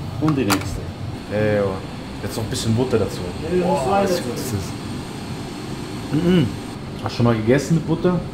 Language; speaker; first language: German; native; German